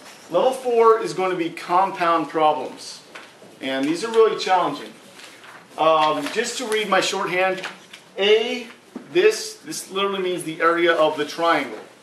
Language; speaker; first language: English; native; English